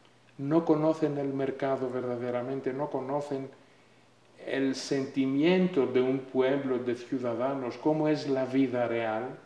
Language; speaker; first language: Spanish; non-native, fluent; Greek